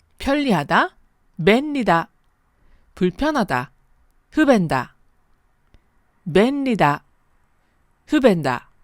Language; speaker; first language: Korean; native; Korean